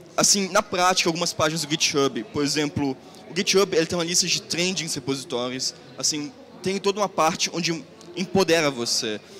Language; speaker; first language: Portuguese; non-native, fluent; German